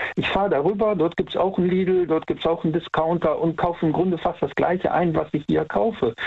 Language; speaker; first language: German; native; German